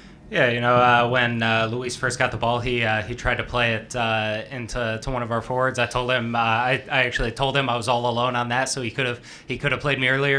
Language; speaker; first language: English; native; English